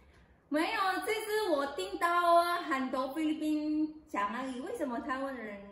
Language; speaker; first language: Chinese; non-native, learner; Filipino